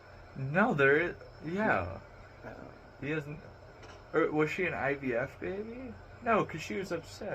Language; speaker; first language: English; native; English